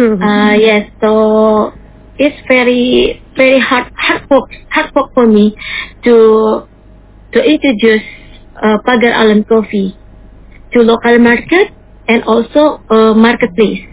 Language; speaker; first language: English; non-native, learner; Indonesian